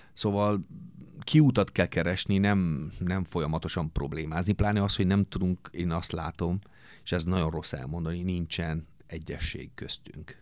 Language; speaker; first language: Hungarian; non-native, fluent; Italian